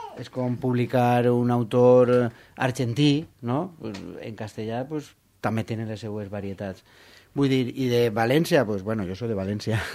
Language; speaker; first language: Catalan; non-native, local second language; Spanish